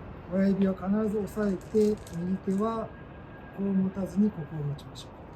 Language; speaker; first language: Japanese; native; Japanese